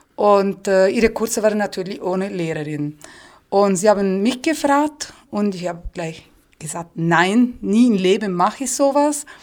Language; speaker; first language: German; non-native, fluent; Italian